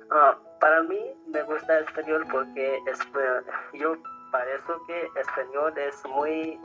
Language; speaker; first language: Spanish; non-native, learner; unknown